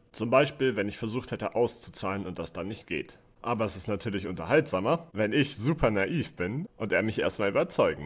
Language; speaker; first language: German; native; German